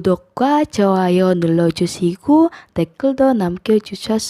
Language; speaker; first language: Korean; non-native, fluent; Indonesian